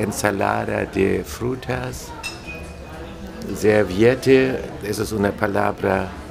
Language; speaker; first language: Spanish; non-native, learner; German